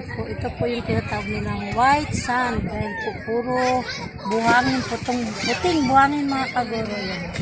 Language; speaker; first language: Filipino; native; Filipino